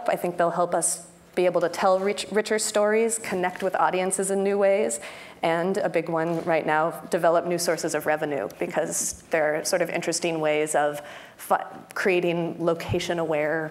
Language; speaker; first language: English; native; English